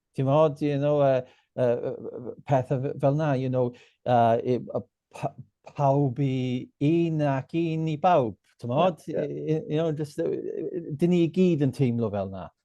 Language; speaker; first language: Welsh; non-native, local second language; English